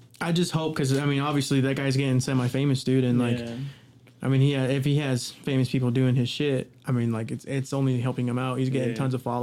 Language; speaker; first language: English; native; English